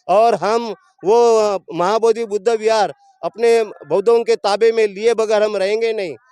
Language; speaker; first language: Hindi; non-native, local second language; Marathi